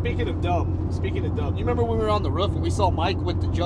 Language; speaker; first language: English; native; English